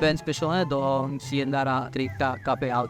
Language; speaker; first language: Swedish; non-native, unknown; Filipino